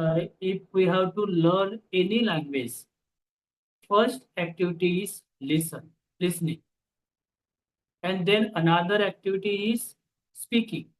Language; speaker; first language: English; non-native, local second language; Marathi